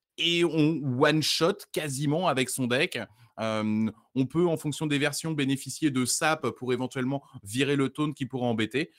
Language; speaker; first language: French; native; French